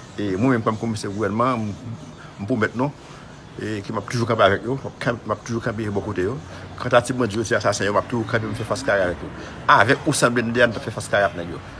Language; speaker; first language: Haitian Creole; native; Haitian Creole